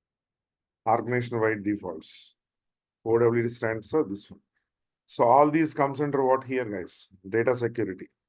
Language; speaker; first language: English; non-native, local second language; Telugu